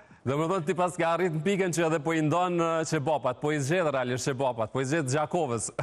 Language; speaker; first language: Albanian; native; Albanian